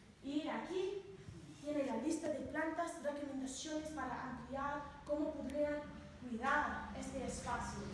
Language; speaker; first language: Spanish; non-native, learner; English